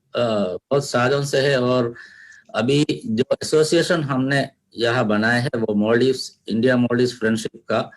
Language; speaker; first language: Hindi; non-native, learner; Divehi